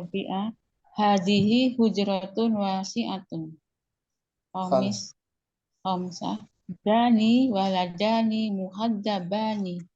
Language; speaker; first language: Arabic; non-native, learner; Indonesian